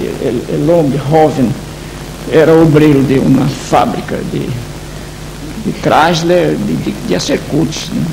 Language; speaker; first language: Spanish; non-native, fluent; Portuguese